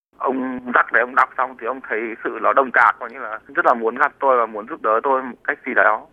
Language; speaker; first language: Vietnamese; native; Vietnamese